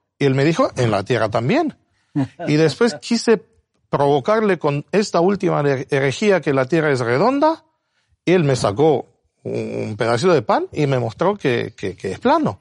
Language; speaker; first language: Spanish; non-native, fluent; Romanian